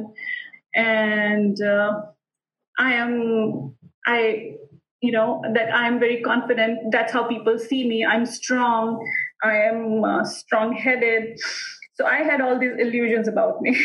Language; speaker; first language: English; non-native, local second language; Hindi